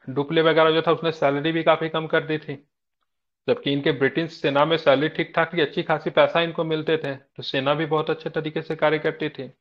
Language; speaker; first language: Hindi; native; Hindi